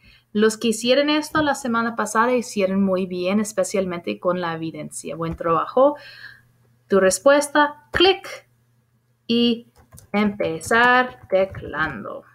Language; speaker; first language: Spanish; non-native, fluent; English